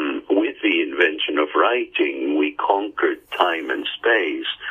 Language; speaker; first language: English; early bilingual, heritage; English